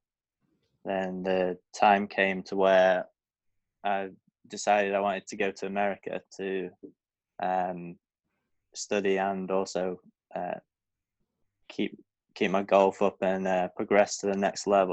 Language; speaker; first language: English; native; English